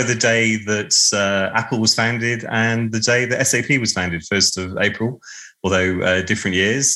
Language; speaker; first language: English; native; English